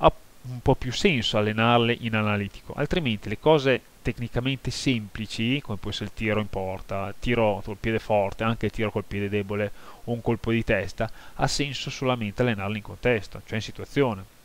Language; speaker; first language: Italian; native; Italian